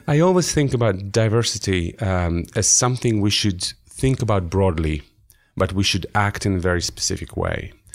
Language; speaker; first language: English; non-native, fluent; Russian